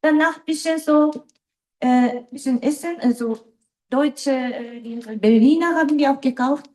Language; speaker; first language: German; non-native, fluent; Japanese